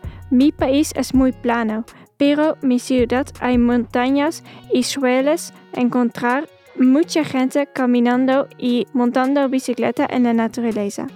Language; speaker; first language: Spanish; non-native, fluent; Dutch